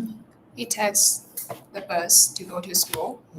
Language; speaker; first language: English; non-native, learner; Chinese